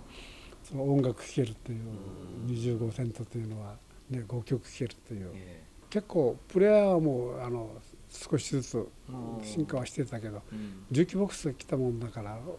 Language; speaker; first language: Japanese; native; Japanese